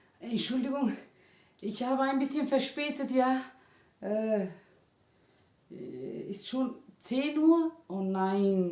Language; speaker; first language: German; non-native, fluent; Turkish